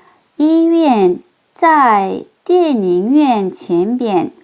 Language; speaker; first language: Chinese; non-native, fluent; Korean